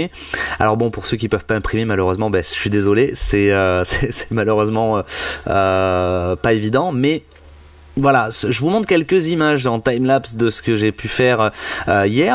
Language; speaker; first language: French; native; French